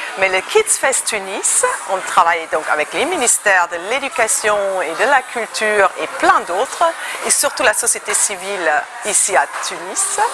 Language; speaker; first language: French; non-native, fluent; German